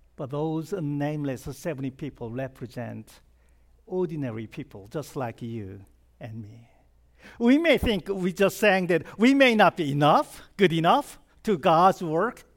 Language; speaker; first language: English; non-native, fluent; Korean